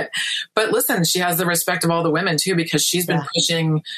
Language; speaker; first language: English; native; English